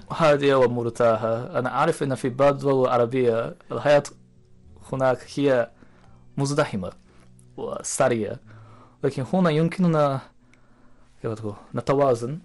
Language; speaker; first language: Arabic; non-native, learner; Japanese